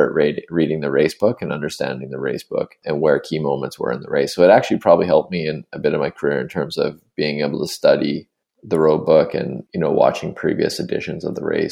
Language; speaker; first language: English; native; English